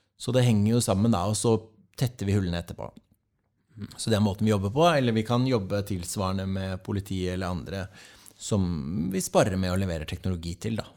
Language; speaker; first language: Norwegian; native; Norwegian